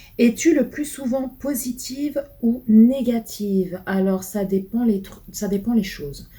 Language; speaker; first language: French; early bilingual, other home language; Portuguese